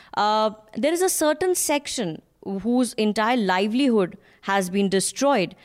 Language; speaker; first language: English; non-native, local second language; Hindi